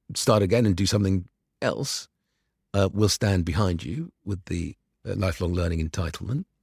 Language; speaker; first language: English; early bilingual, other home language; Arabic